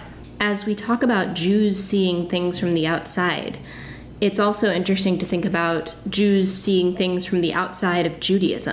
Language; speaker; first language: English; native; English